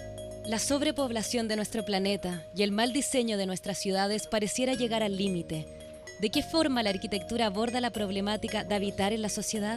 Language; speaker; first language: Spanish; native; Spanish